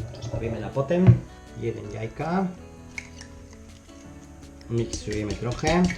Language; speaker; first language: Polish; non-native, learner; Spanish